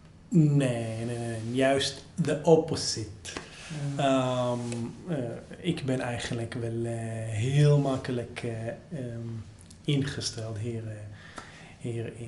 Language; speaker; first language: Dutch; non-native, fluent; Hebrew